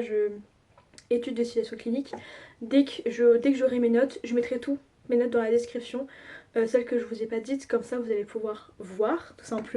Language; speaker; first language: French; native; French